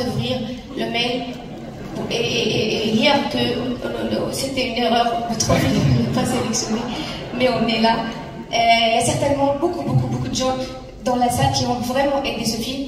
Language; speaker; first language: French; non-native, local second language; Arabic